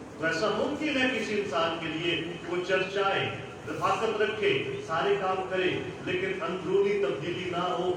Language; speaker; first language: Urdu; non-native, local second language; Punjabi